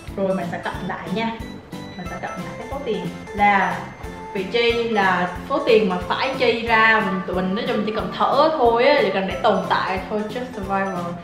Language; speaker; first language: Vietnamese; native; Vietnamese